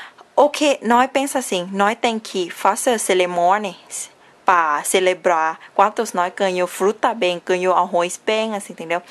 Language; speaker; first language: Portuguese; non-native, learner; Thai